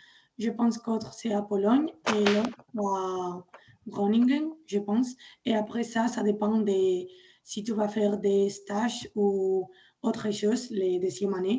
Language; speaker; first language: French; non-native, learner; Spanish